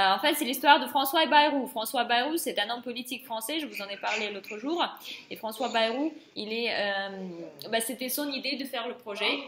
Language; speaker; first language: French; non-native, fluent; Russian